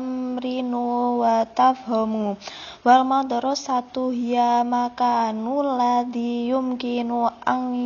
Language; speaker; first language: Arabic; non-native, learner; Indonesian